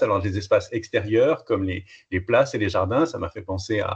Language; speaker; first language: French; native; French